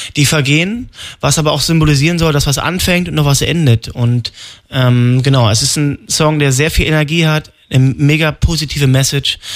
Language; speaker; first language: German; native; German